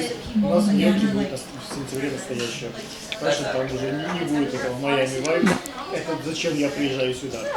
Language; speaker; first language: Russian; native; Russian